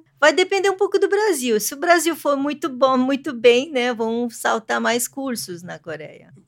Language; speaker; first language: Portuguese; early bilingual, other home language; Korean